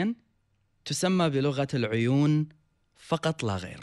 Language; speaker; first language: Arabic; native; Arabic